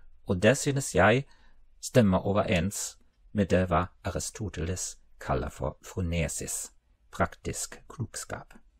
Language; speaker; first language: Norwegian; non-native, fluent; German